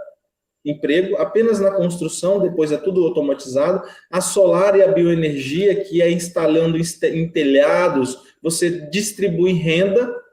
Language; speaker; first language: Portuguese; native; Portuguese